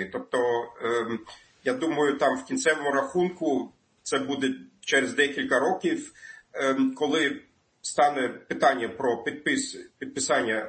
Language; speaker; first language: Ukrainian; non-native, fluent; German